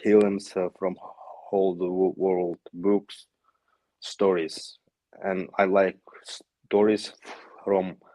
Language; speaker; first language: English; non-native, learner; Yakut